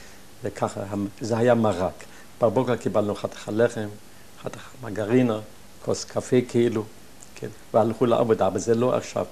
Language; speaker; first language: Hebrew; non-native, fluent; German